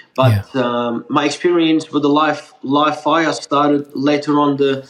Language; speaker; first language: English; non-native, fluent; Turkish